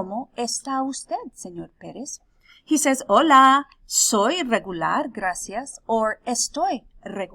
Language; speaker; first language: Spanish; non-native, fluent; English